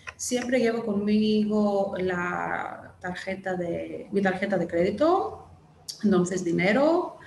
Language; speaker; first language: Spanish; non-native, fluent; Greek